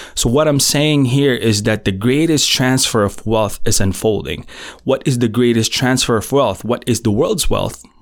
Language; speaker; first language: English; non-native, local second language; Filipino